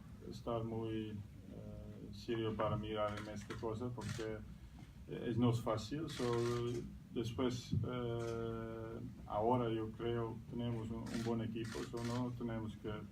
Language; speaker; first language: Spanish; non-native, learner; Dutch